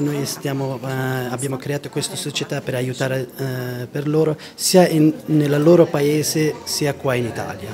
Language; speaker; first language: Italian; non-native, learner; Persian